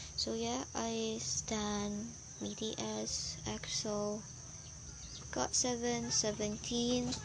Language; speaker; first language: English; non-native, local second language; Filipino